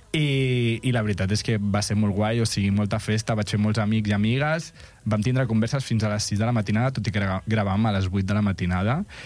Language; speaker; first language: Catalan; non-native, local second language; Spanish